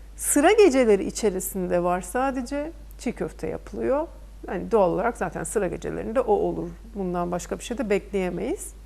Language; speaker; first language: Turkish; native; Turkish